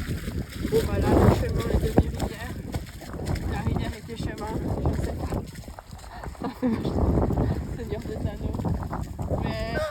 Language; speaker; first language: French; non-native, learner; Portuguese